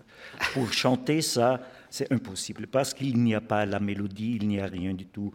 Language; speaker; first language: French; non-native, fluent; German